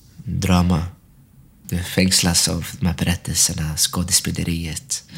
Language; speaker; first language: Swedish; early bilingual, other home language; Arabic